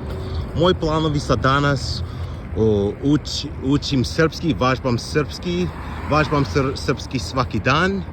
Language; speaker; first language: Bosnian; non-native, learner; English